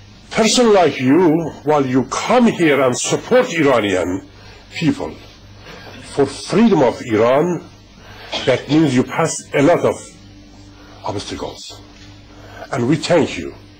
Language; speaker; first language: English; non-native, fluent; Persian